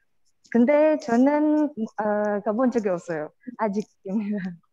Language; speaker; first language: Korean; non-native, learner; Indonesian